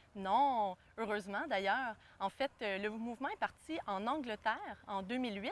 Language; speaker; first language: French; native; French